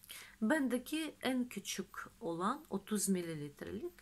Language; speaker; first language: Turkish; non-native, fluent; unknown